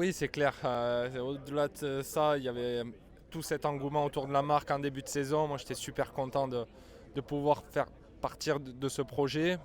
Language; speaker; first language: French; native; French